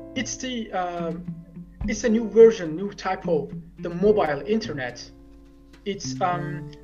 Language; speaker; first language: English; non-native, fluent; Turkish